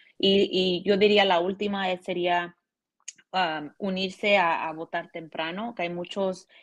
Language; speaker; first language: Spanish; early bilingual, heritage; Spanish